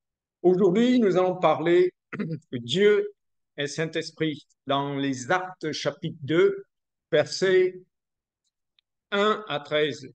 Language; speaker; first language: French; non-native, fluent; Vietnamese